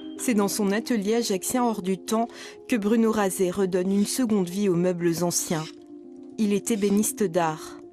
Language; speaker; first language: French; native; French